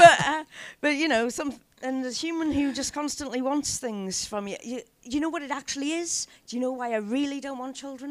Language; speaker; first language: English; native; English